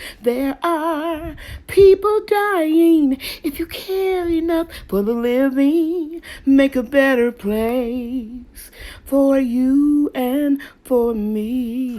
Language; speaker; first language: English; native; English